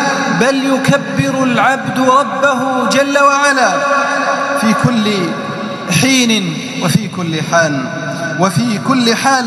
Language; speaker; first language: Arabic; native; Arabic